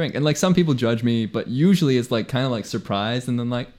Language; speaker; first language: English; non-native, local second language; Spanish